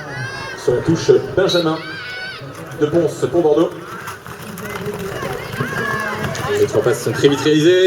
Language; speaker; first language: French; native; French